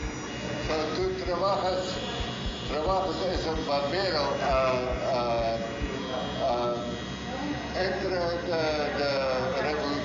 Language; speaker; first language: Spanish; non-native, learner; English